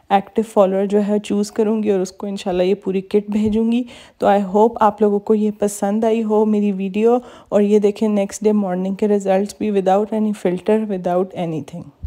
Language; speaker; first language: Urdu; native; Urdu